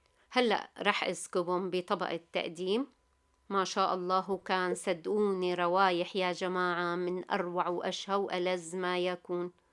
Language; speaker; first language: Arabic; native; Arabic